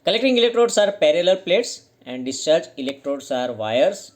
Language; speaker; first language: English; non-native, local second language; Gujarati